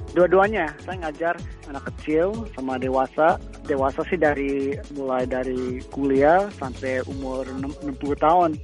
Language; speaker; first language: Indonesian; early bilingual, heritage; Indonesian